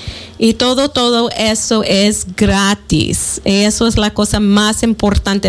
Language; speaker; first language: Spanish; non-native, fluent; English